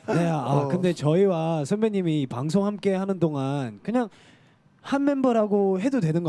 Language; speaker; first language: Korean; non-native, fluent; Cantonese